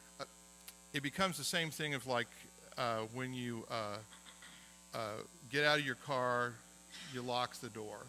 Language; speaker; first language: English; native; English